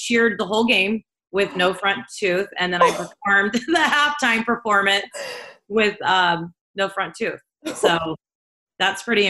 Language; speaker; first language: English; native; English